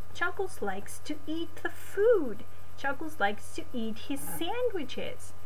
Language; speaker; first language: English; non-native, fluent; Macedonian